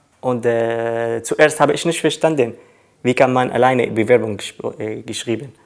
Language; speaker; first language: German; non-native, learner; Arabic